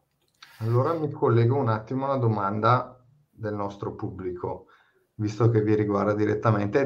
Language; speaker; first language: Italian; native; Italian